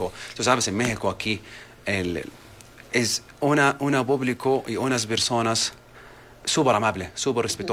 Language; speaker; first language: Spanish; non-native, learner; Arabic